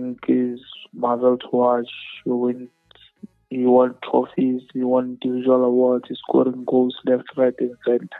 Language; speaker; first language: English; non-native, local second language; Northern Sotho